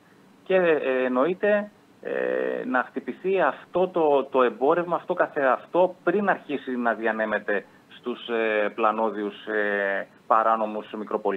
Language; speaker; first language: Greek; native; Greek